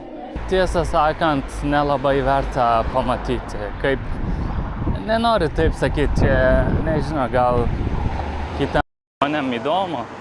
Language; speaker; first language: Lithuanian; non-native, learner; Turkish